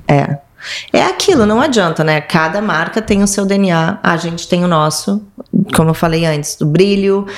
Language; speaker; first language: Portuguese; native; Portuguese